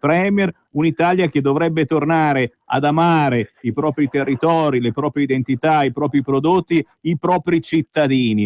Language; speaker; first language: Italian; native; Italian